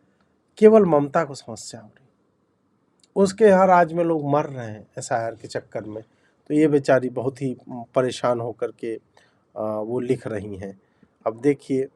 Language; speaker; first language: Hindi; native; Hindi